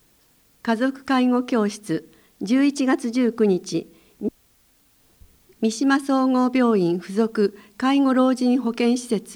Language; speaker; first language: Japanese; native; Japanese